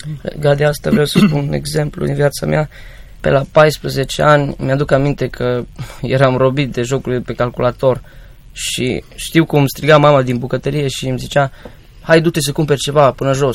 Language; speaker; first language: Romanian; native; Romanian